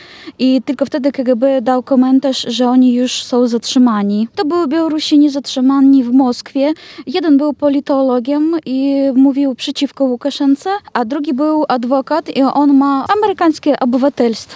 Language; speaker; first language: Polish; non-native, fluent; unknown